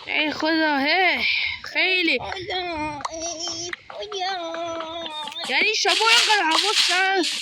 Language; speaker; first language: Persian; native; Persian